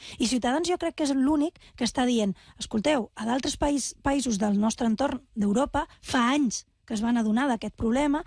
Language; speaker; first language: Catalan; non-native, local second language; Spanish